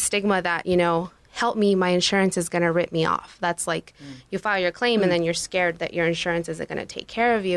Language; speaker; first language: English; non-native, fluent; Spanish